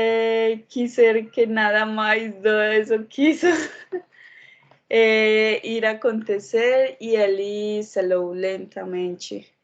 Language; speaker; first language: Portuguese; non-native, learner; Spanish